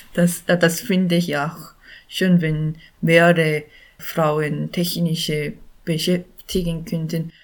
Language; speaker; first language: German; non-native, learner; Korean